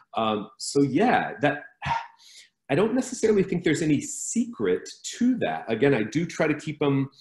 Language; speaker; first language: English; native; English